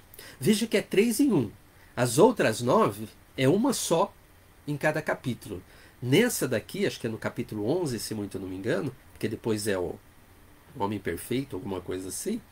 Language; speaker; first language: Portuguese; native; Portuguese